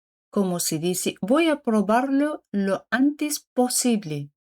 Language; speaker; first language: Spanish; non-native, fluent; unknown